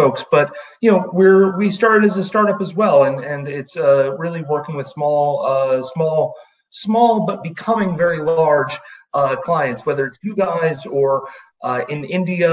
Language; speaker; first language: English; native; English